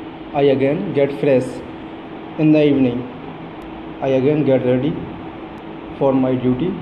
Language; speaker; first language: English; non-native, learner; Hindi